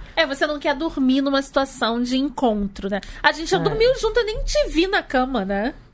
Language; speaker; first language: Portuguese; native; Portuguese